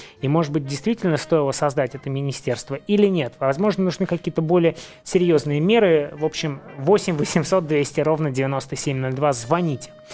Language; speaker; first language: Russian; native; Russian